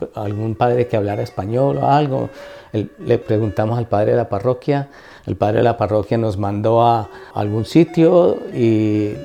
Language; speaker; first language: Spanish; native; Spanish